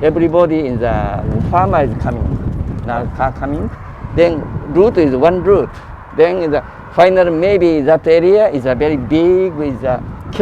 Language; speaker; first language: English; non-native, learner; Japanese